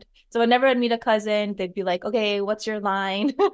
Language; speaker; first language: English; native; English